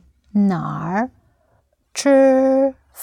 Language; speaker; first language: Chinese; non-native, learner; English